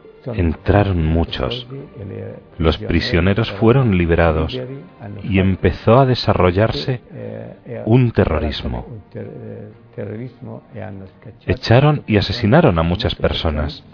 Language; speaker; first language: Spanish; non-native, fluent; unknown